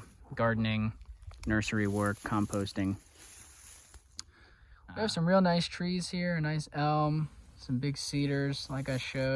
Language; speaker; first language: English; native; English